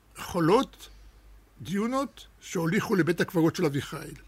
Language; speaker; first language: Hebrew; early bilingual, other home language; Russian